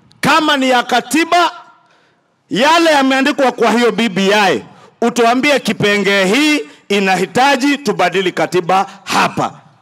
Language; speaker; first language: Swahili; non-native, local second language; Kikuyu